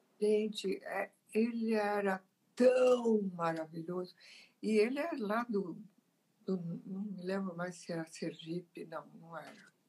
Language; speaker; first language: Portuguese; early bilingual, other home language; Italian